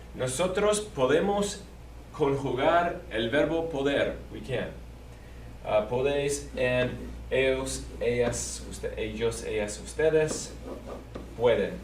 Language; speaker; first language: Spanish; non-native, fluent; English